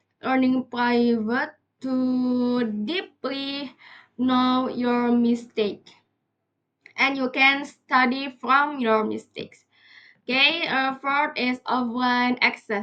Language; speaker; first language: English; non-native, learner; Indonesian